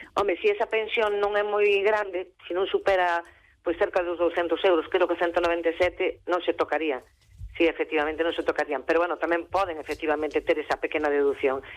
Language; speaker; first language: Galician; native; Galician